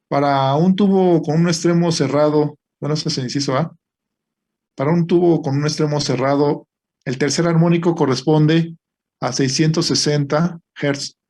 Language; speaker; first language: Spanish; native; Spanish